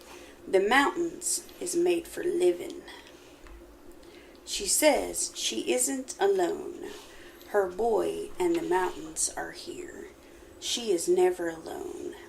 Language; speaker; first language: English; native; English